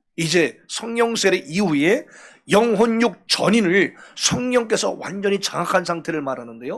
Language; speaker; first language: Korean; native; Korean